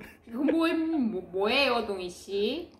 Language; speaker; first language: Korean; non-native, fluent; Russian